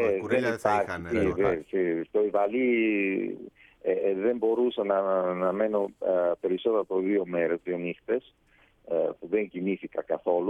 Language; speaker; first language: Greek; non-native, fluent; Italian